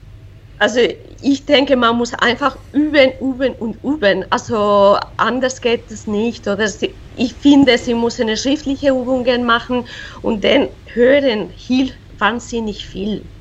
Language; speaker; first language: German; non-native, fluent; Spanish